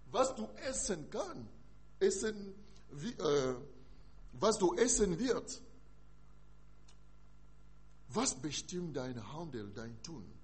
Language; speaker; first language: German; non-native, learner; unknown